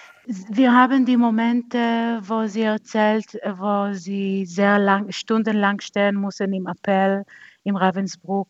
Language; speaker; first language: German; non-native, fluent; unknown